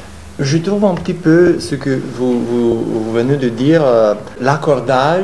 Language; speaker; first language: French; non-native, fluent; Romanian